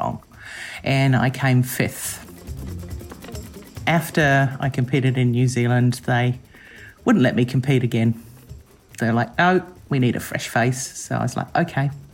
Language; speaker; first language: English; native; English